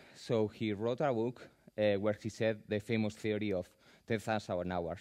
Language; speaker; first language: English; non-native, fluent; Spanish